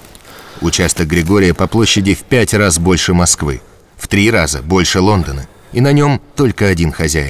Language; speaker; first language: Russian; native; Russian